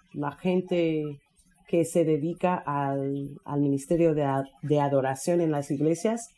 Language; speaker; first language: Spanish; non-native, fluent; English